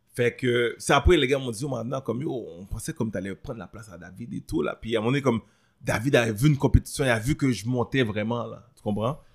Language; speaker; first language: French; early bilingual, other home language; Haitian Creole